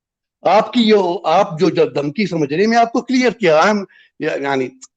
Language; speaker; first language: Hindi; non-native, fluent; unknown